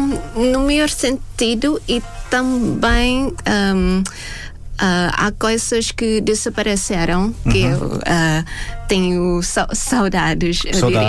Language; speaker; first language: Portuguese; non-native, fluent; Thai